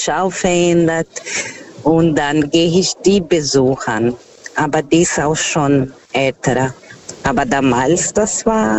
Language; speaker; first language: German; non-native, fluent; Portuguese